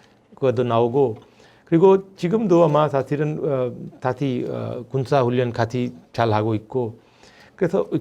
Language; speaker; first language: Korean; non-native, fluent; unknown